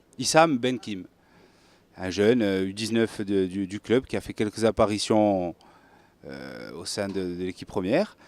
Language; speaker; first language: French; native; French